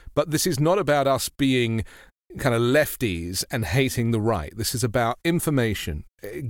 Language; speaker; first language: English; native; English